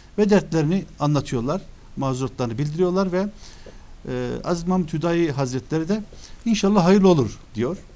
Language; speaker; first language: Turkish; early bilingual, other home language; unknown